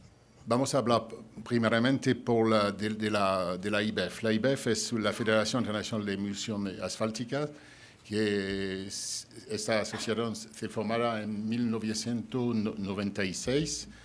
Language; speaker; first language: Spanish; non-native, fluent; French